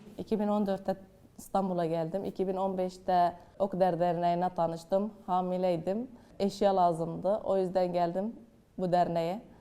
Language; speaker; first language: Turkish; non-native, fluent; Arabic